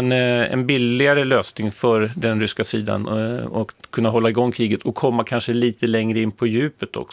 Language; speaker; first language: Swedish; native; Swedish